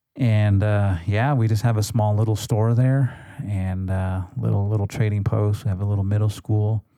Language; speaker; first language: English; native; English